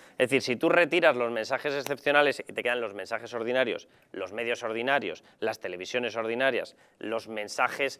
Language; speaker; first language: Spanish; native; Spanish